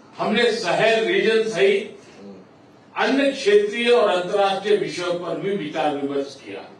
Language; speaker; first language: Hindi; non-native, local second language; Gujarati